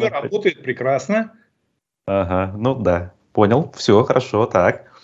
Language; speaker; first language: Russian; native; Russian